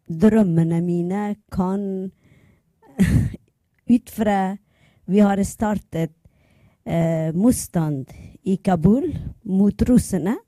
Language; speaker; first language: Norwegian; non-native, learner; Persian